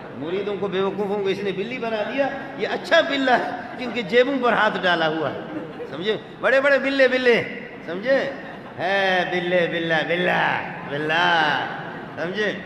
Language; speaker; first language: Urdu; non-native, local second language; Baluchi